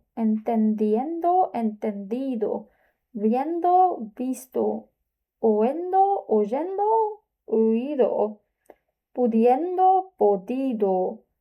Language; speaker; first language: Spanish; non-native, learner; English